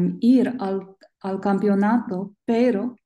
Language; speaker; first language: Spanish; non-native, learner; English